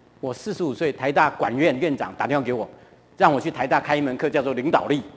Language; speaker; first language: Chinese; non-native, local second language; Hakka Chinese